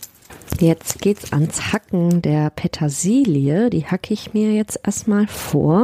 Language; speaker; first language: German; native; German